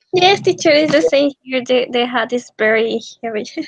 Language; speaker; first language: English; non-native, learner; Spanish